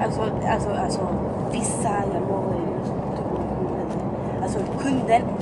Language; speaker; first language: Swedish; non-native, local second language; Spanish